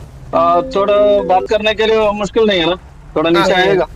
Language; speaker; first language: Hindi; non-native, local second language; Bangla